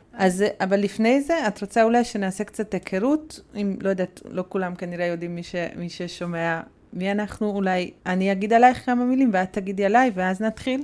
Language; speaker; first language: Hebrew; non-native, fluent; Hungarian